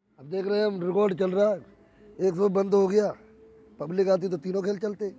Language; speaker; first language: Hindi; native; Hindi